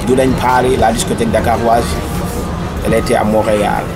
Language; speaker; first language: French; non-native, local second language; Wolof